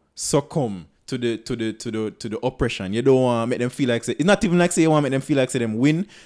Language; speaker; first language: English; non-native, local second language; Jamaican Creole English